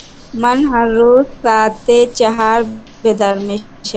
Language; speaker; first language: Persian; non-native, learner; Urdu